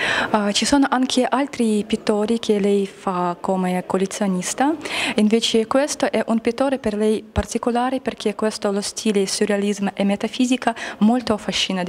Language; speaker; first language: Italian; non-native, learner; Russian